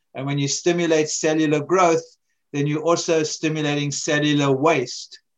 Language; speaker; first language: English; native; English